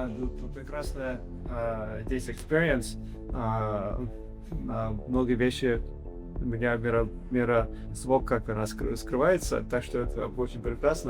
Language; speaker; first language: Russian; early bilingual, heritage; English